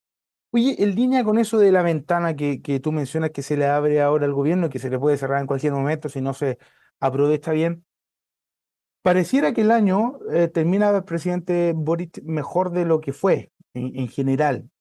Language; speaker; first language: Spanish; native; Spanish